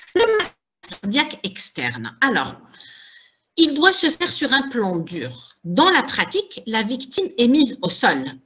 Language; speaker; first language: French; non-native, local second language; Arabic